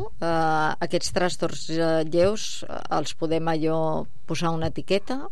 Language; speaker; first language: Catalan; native; Catalan